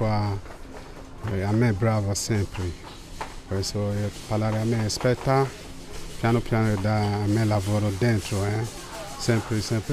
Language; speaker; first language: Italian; non-native, learner; Portuguese